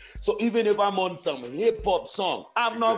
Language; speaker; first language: English; non-native, local second language; Shona